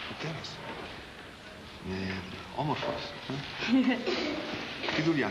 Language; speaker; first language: Greek; non-native, learner; English